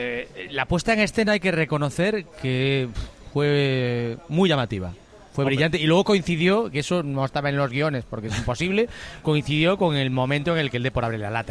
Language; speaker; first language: Spanish; native; Spanish